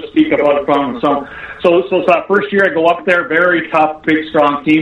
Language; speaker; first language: English; native; English